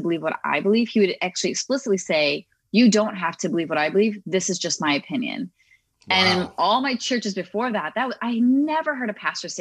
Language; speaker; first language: English; native; English